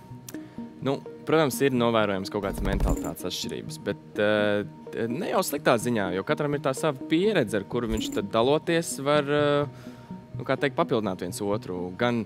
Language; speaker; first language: Latvian; early bilingual, other home language; Italian